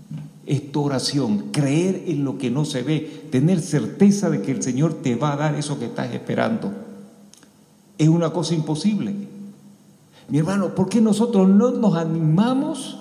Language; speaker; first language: Spanish; native; Spanish